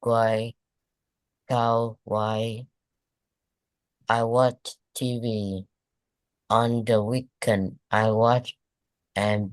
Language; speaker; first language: English; non-native, learner; Vietnamese